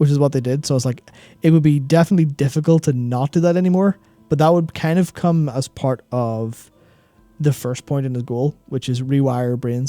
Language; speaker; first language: English; native; English